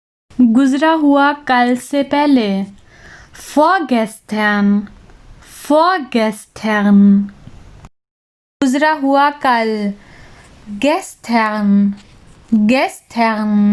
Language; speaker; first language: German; non-native, fluent; Urdu